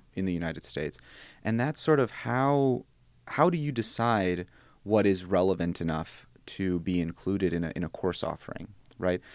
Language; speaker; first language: English; early bilingual, other home language; Bosnian